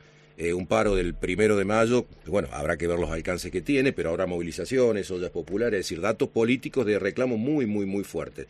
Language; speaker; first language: Spanish; native; Spanish